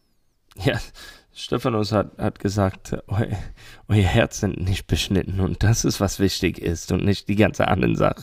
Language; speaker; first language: German; non-native, learner; English